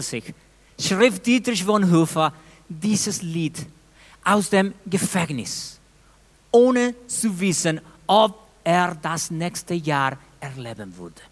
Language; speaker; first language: German; non-native, fluent; Spanish